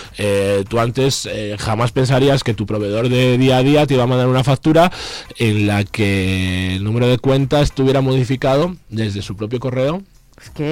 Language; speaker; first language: Spanish; native; Spanish